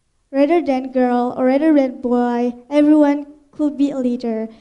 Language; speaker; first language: English; non-native, fluent; Indonesian